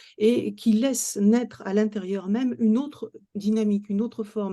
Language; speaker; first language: French; native; French